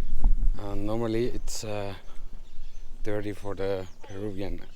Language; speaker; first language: English; non-native, fluent; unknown